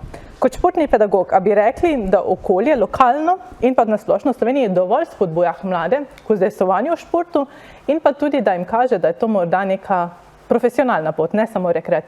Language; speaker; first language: Slovenian; native; Slovenian